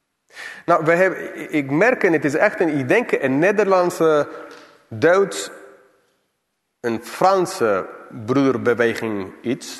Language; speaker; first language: Dutch; non-native, fluent; English